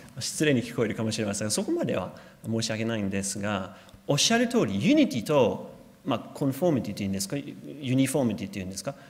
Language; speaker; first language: Japanese; non-native, fluent; English